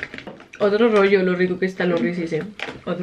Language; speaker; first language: Spanish; native; Spanish